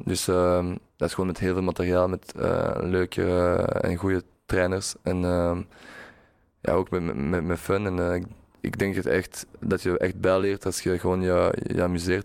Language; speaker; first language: Dutch; non-native, local second language; French